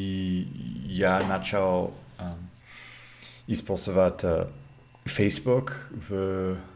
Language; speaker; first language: Russian; non-native, learner; English